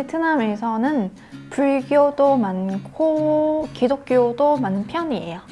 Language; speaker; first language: Korean; non-native, learner; Vietnamese